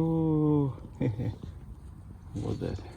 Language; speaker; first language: English; non-native, learner; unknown